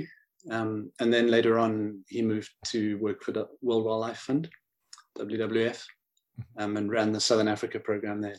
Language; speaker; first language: English; native; English